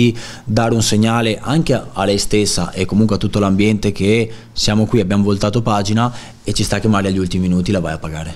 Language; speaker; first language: Italian; native; Italian